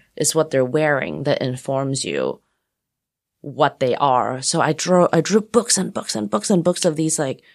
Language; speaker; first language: English; non-native, local second language; Cantonese